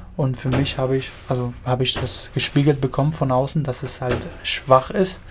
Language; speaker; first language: German; early bilingual, other home language; Spanish